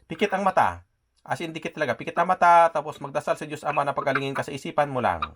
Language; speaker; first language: Filipino; native; Filipino